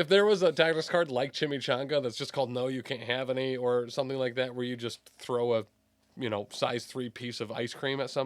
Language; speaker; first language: English; native; English